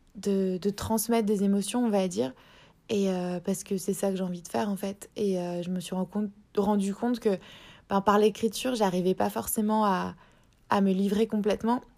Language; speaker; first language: French; native; French